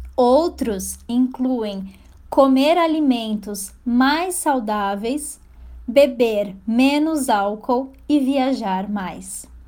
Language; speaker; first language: Portuguese; native; Portuguese